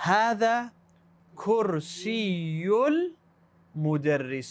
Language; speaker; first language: Arabic; non-native, fluent; English